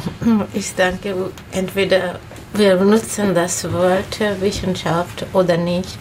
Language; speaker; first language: German; non-native, learner; Bangla